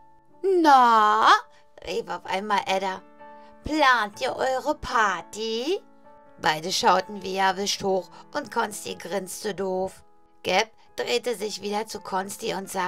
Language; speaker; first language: German; native; German